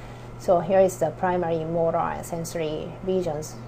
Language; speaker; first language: English; non-native, fluent; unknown